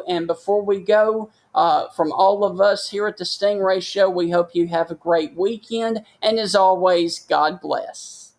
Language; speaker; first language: English; native; English